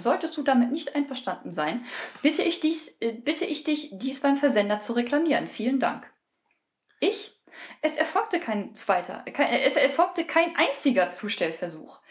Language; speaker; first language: German; native; German